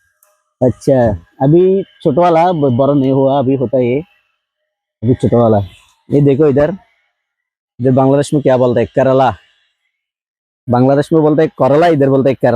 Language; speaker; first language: Hindi; non-native, learner; Bangla